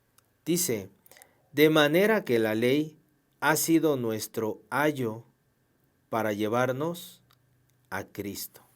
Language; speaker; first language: Spanish; native; Spanish